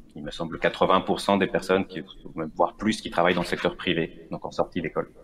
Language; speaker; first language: French; non-native, fluent; Spanish